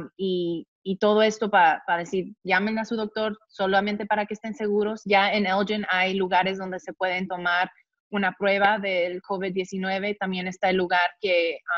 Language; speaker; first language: Spanish; early bilingual, heritage; Spanish